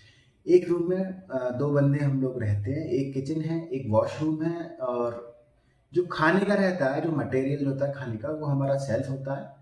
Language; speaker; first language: Hindi; native; Hindi